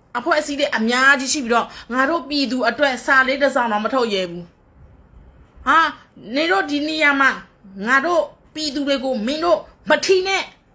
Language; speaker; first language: Burmese; non-native, local second language; S'gaw Karen